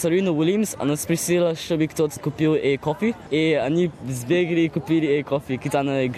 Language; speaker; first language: Russian; early bilingual, heritage; Russian